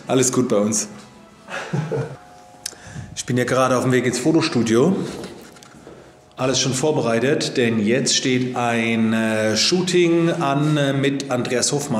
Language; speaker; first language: German; native; German